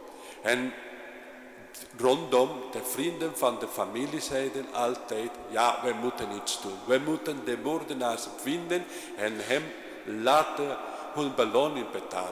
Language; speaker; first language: Dutch; non-native, fluent; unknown